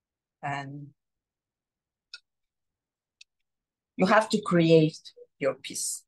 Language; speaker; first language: English; non-native, learner; Spanish